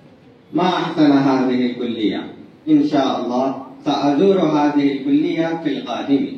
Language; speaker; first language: Arabic; non-native, learner; Urdu